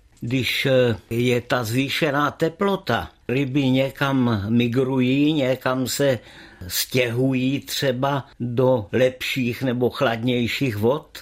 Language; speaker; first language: Czech; native; Czech